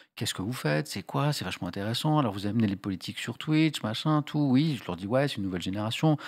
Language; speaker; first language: French; native; French